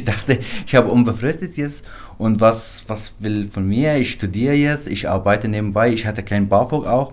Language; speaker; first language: German; non-native, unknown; Arabic